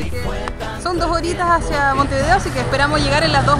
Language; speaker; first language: Spanish; native; Spanish